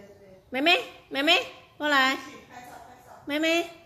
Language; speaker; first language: Chinese; non-native, fluent; Indonesian